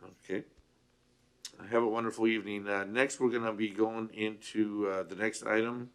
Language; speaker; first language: English; early bilingual, other home language; Spanish